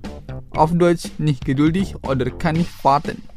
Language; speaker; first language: German; non-native, fluent; Indonesian